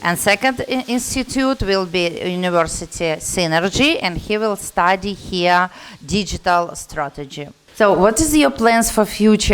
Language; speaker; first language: English; non-native, learner; Russian